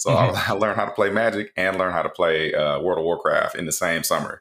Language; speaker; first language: English; native; English